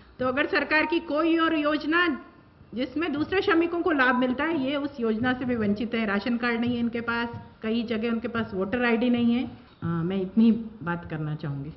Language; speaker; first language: Hindi; native; Hindi